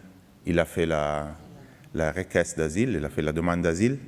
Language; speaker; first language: French; non-native, fluent; Italian